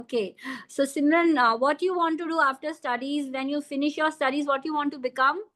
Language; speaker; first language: English; non-native, fluent; Hindi